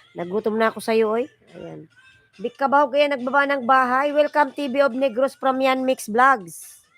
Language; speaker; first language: Filipino; non-native, local second language; Bikol